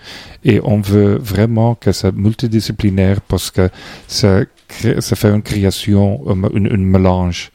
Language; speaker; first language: French; non-native, learner; Dutch